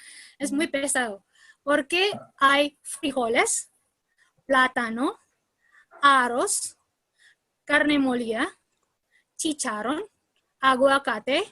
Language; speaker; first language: Spanish; non-native, learner; Indonesian